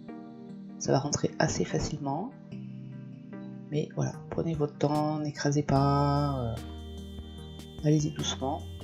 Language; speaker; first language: French; native; French